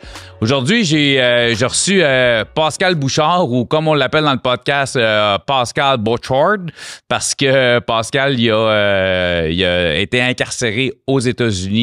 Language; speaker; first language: French; native; French